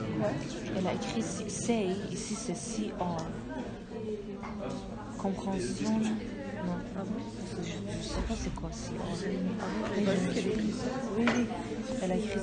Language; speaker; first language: French; non-native, learner; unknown